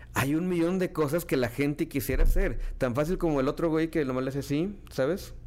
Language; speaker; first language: Spanish; native; Spanish